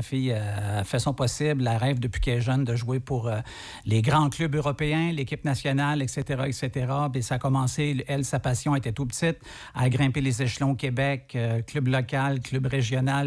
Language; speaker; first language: French; native; French